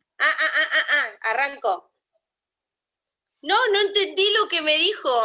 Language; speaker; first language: Spanish; non-native, learner; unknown